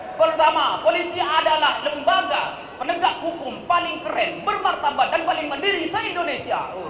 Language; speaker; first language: Indonesian; non-native, local second language; Madurese